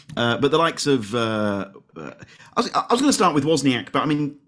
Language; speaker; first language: English; native; English